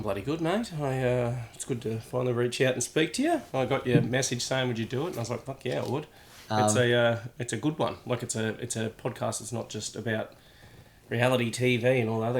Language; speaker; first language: English; native; English